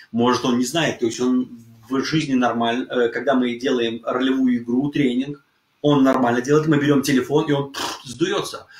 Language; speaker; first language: Russian; early bilingual, heritage; Russian